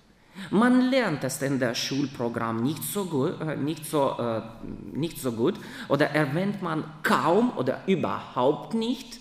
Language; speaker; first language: German; non-native, fluent; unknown